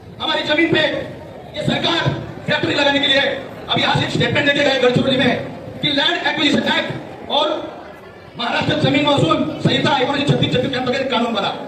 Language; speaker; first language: Hindi; non-native, local second language; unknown